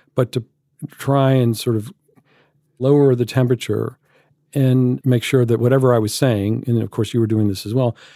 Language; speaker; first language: English; native; English